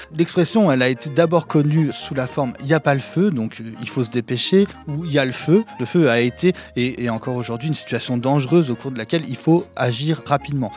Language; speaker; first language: French; native; French